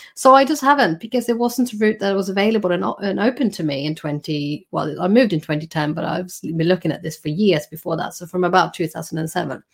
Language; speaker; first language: English; non-native, fluent; Swedish